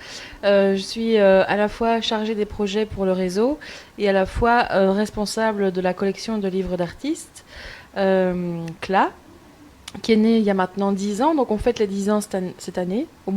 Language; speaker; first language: French; native; French